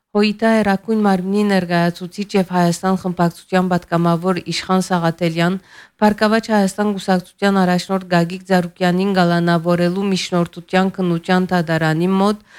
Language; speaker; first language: Armenian; early bilingual, heritage; Armenian